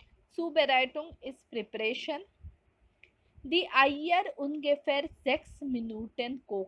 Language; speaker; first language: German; non-native, fluent; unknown